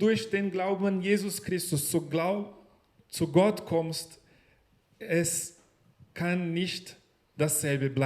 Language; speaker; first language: German; non-native, learner; Portuguese